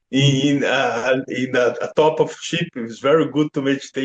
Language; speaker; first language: English; non-native, learner; Portuguese